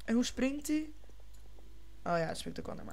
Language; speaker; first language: Dutch; native; Dutch